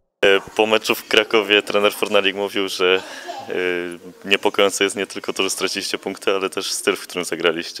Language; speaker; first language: Polish; native; Polish